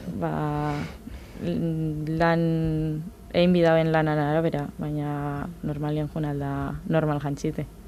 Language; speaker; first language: Basque; native; Basque